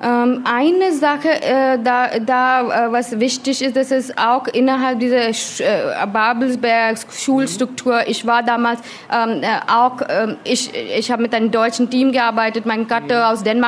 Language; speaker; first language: German; non-native, learner; Hindi